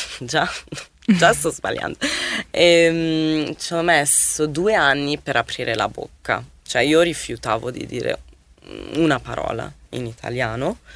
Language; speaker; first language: Italian; non-native, fluent; Arabic